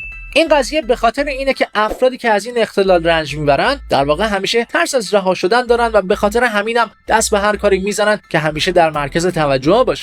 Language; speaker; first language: Persian; native; Persian